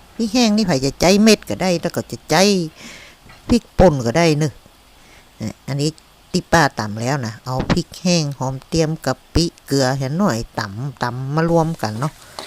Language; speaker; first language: Thai; native; Thai